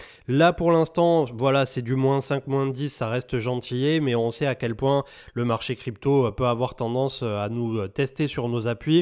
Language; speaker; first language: French; native; French